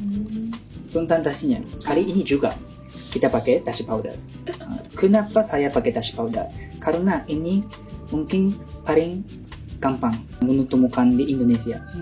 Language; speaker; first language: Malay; non-native, learner; Japanese